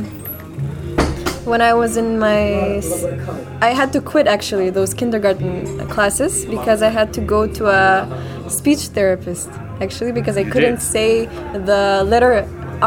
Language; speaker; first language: English; non-native, fluent; Macedonian